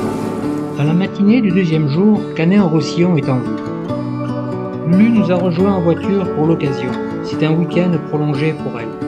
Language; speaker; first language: French; native; French